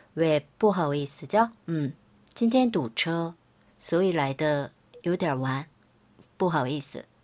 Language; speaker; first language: Chinese; non-native, fluent; Korean